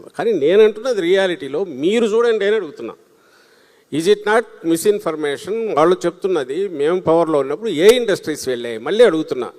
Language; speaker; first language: Telugu; native; Telugu